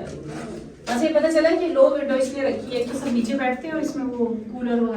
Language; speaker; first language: Urdu; native; Urdu